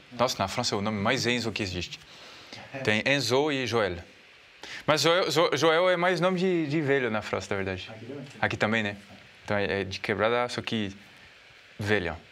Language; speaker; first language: Portuguese; non-native, fluent; French